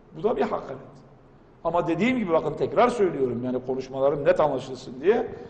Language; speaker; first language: Turkish; non-native, local second language; Kurdish